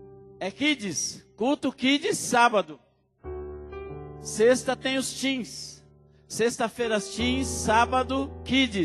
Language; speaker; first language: Portuguese; native; Portuguese